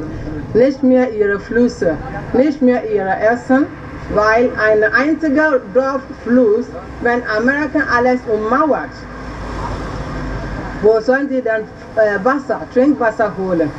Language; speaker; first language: German; non-native, learner; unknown